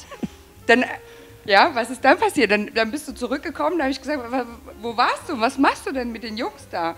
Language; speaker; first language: German; native; German